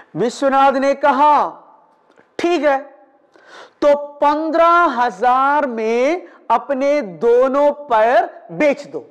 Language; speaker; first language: Hindi; non-native, local second language; Malayalam